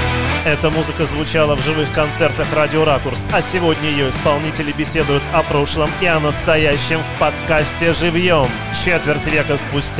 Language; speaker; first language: Russian; native; Russian